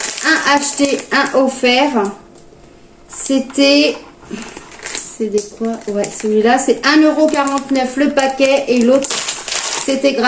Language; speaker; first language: French; native; French